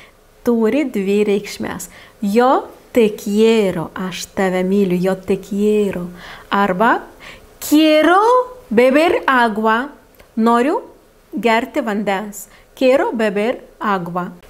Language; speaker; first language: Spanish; non-native, fluent; Lithuanian